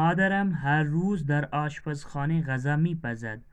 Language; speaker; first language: Persian; non-native, fluent; Urdu